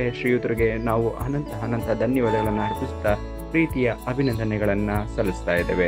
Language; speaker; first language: Kannada; native; Kannada